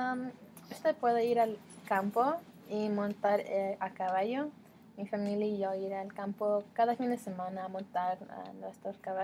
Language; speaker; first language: Spanish; non-native, learner; English